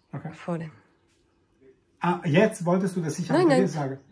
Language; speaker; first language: German; non-native, fluent; Italian